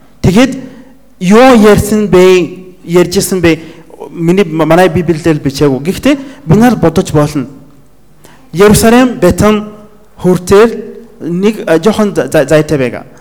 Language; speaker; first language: Mongolian; non-native, fluent; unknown